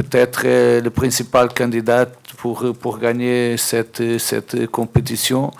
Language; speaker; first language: French; non-native, fluent; Portuguese